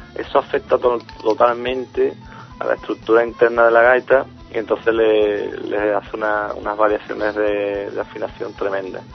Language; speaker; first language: Spanish; native; Spanish